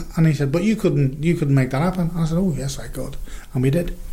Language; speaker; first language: English; native; English